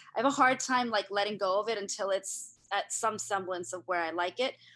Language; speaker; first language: English; early bilingual, other home language; Hindi